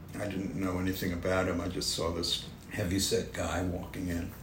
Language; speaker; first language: English; native; English